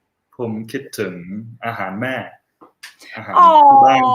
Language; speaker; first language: Thai; non-native, fluent; English